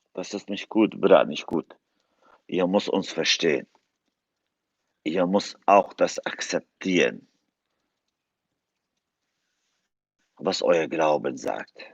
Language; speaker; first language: German; non-native, fluent; Kurdish